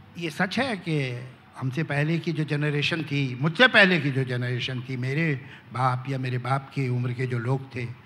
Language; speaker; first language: Hindi; native; Hindi